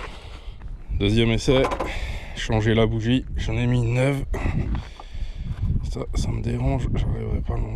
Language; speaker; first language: French; native; French